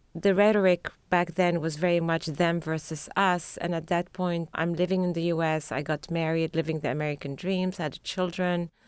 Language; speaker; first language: English; non-native, fluent; Arabic